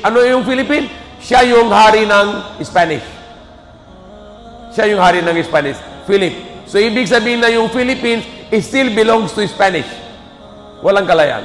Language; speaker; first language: Filipino; non-native, fluent; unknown